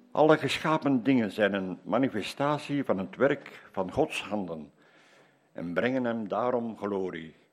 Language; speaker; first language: Dutch; native; Dutch